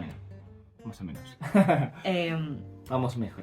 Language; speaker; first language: Spanish; non-native, fluent; English